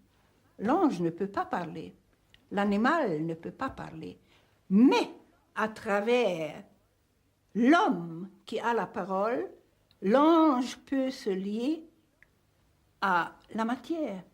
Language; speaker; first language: French; non-native, fluent; Hungarian